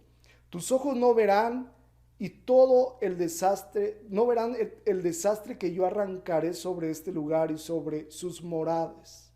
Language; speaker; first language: Spanish; native; Spanish